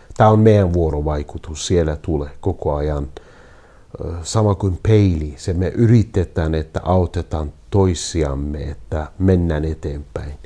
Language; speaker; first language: Finnish; non-native, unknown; Kurdish